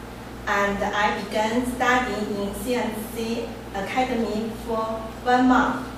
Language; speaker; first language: English; non-native, learner; Chinese